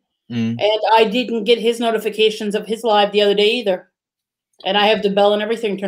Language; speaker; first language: English; native; English